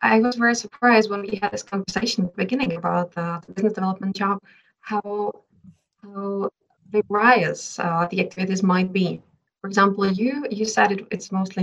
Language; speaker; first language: English; non-native, fluent; Czech